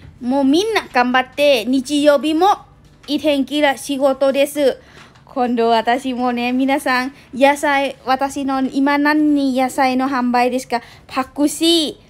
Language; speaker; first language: Japanese; non-native, learner; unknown